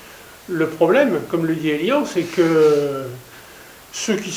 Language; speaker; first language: French; native; French